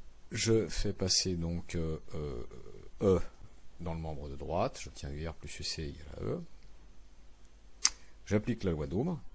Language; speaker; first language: French; native; French